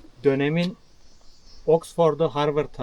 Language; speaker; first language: Turkish; native; Turkish